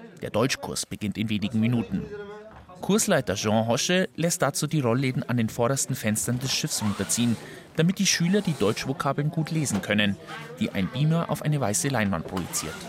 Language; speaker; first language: German; native; German